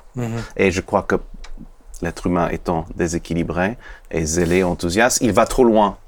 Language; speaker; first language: French; non-native, fluent; Hebrew